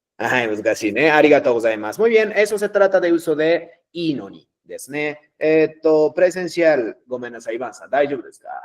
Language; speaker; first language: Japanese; native; Japanese